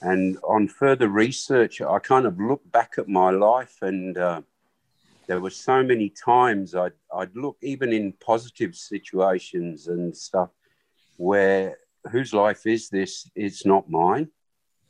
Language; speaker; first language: English; non-native, local second language; Swahili